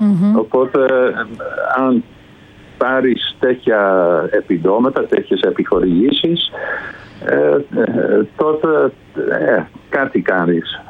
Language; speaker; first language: Greek; non-native, fluent; Dutch